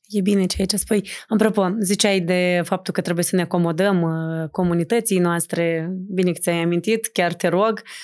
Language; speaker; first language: Romanian; native; Romanian